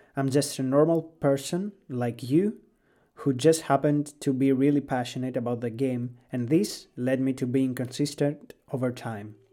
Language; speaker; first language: English; non-native, fluent; Greek